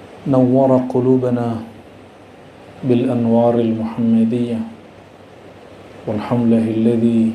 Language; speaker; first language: Arabic; non-native, fluent; Indonesian